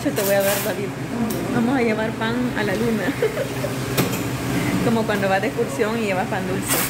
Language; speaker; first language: Spanish; native; Spanish